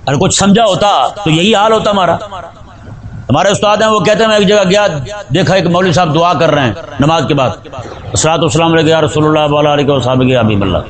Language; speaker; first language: Urdu; native; Urdu